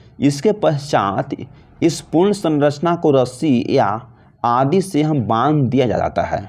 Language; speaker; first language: Hindi; native; Hindi